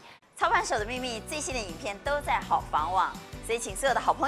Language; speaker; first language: Chinese; native; Chinese